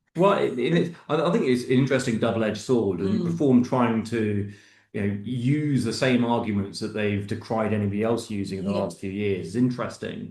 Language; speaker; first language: English; native; English